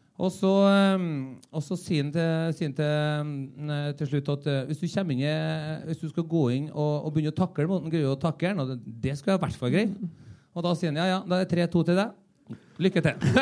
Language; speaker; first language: Norwegian; native; Norwegian